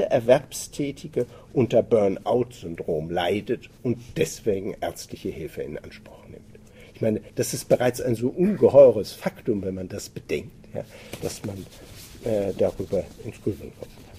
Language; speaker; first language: German; native; German